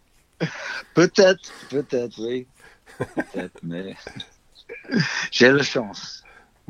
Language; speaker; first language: French; non-native, fluent; English